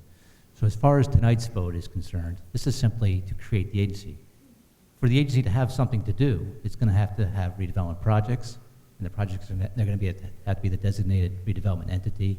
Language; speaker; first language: English; native; English